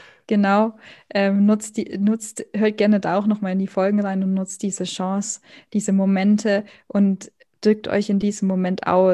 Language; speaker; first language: German; native; German